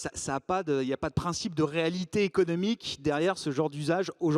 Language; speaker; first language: French; native; French